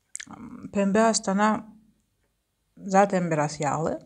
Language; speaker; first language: Turkish; non-native, learner; Russian